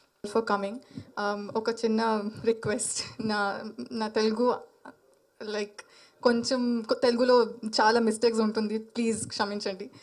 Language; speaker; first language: Telugu; non-native, learner; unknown